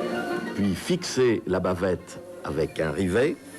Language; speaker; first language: French; native; French